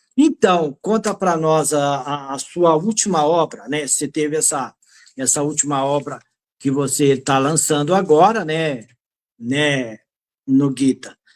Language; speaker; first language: Portuguese; native; Portuguese